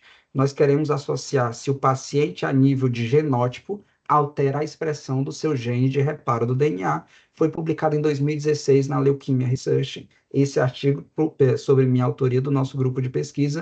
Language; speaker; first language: Portuguese; native; Portuguese